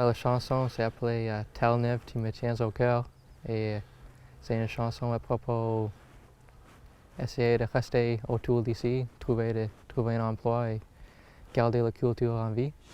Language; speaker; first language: French; non-native, local second language; English